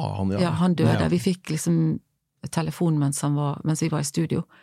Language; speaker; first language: Norwegian; non-native, fluent; English